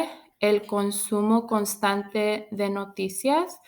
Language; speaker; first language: Spanish; non-native, fluent; English